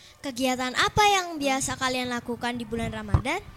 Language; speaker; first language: Indonesian; native; Indonesian